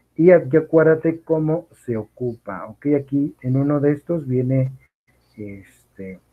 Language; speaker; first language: English; non-native, learner; Spanish